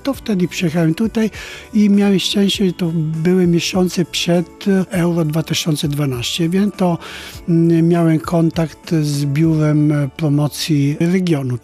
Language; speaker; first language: Polish; non-native, fluent; Italian